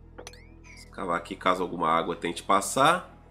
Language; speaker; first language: Portuguese; native; Portuguese